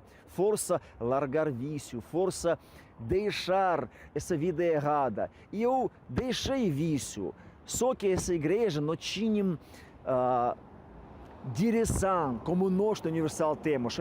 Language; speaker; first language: Portuguese; non-native, fluent; Russian